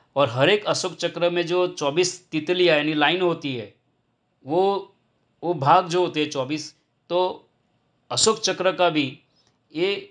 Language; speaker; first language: Hindi; non-native, local second language; Gujarati